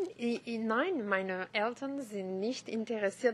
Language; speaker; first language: German; non-native, learner; French